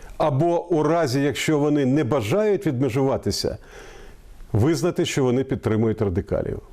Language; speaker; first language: Ukrainian; non-native, local second language; Russian